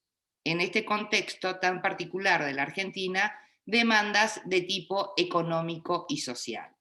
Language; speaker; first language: Spanish; native; Spanish